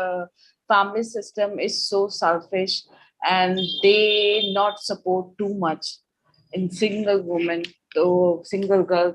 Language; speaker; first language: English; non-native, learner; Urdu